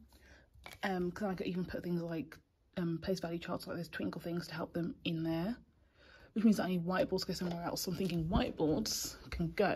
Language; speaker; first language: English; native; English